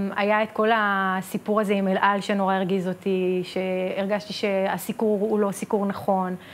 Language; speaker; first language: Hebrew; native; Hebrew